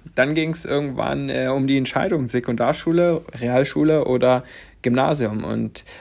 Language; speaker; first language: German; native; German